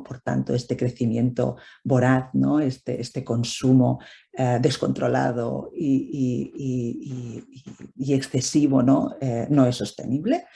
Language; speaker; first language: Spanish; native; Spanish